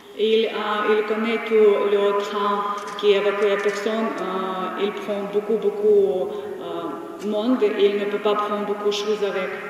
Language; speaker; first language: French; non-native, learner; Ukrainian